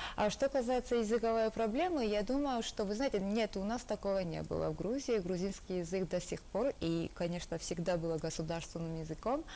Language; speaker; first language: Russian; non-native, local second language; Georgian